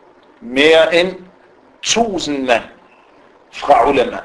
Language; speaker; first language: Danish; non-native, fluent; Arabic